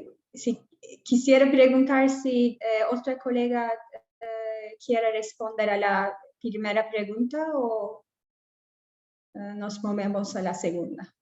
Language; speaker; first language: Spanish; non-native, fluent; English